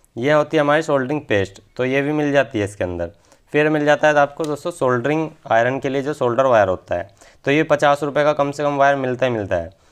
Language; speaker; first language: Hindi; native; Hindi